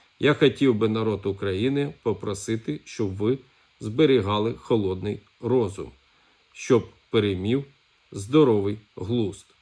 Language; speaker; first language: Ukrainian; native; Ukrainian